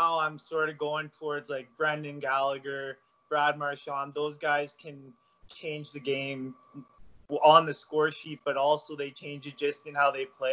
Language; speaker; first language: English; native; English